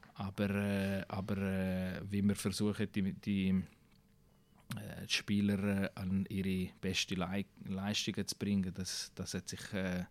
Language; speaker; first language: German; non-native, local second language; Italian